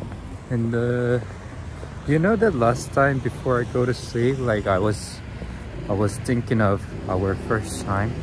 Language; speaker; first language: English; non-native, fluent; Korean